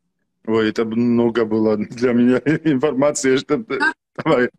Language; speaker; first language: Ukrainian; non-native, learner; Georgian